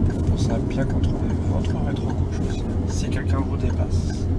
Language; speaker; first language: French; native; French